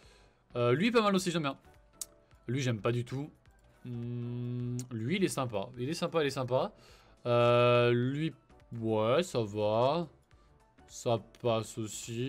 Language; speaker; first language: French; native; French